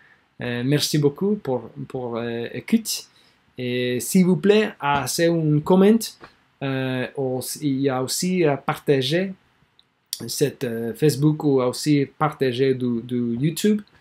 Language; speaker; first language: French; non-native, learner; English